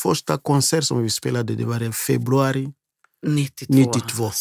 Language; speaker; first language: Swedish; non-native, learner; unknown